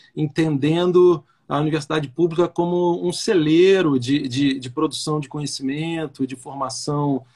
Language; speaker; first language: Portuguese; native; Portuguese